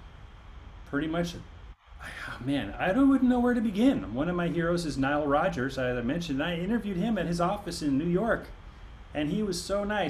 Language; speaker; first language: English; native; English